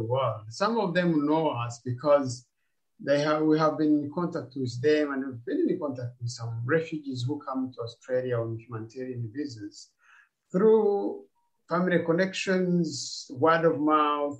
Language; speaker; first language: English; non-native, local second language; Kinyarwanda